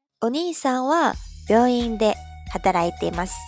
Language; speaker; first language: Japanese; non-native, fluent; Chinese